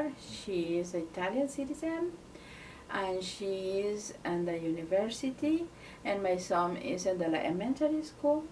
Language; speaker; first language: English; non-native, learner; Portuguese